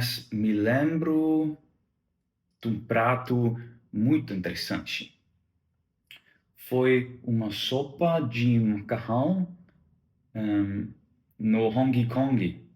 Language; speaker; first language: Portuguese; non-native, learner; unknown